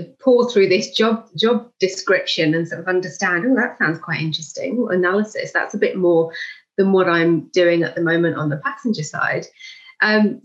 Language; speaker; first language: English; native; English